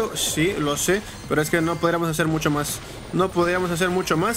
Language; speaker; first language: Spanish; native; Spanish